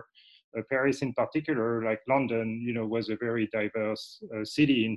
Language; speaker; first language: English; non-native, fluent; French